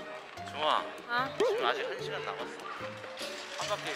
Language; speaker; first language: Korean; native; Korean